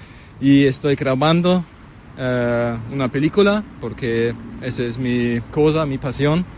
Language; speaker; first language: Spanish; non-native, learner; German